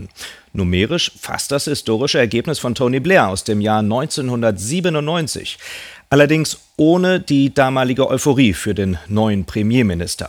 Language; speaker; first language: German; native; German